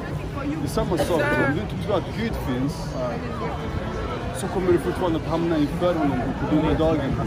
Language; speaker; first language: Swedish; non-native, fluent; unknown